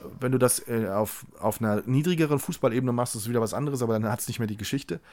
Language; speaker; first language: German; native; German